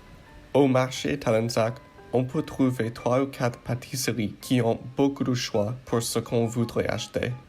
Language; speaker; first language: French; non-native, learner; English